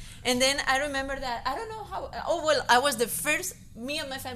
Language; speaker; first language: English; non-native, fluent; Spanish